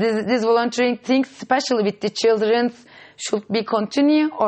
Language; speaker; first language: English; non-native, fluent; Turkish